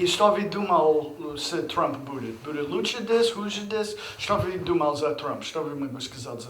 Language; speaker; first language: Russian; non-native, learner; English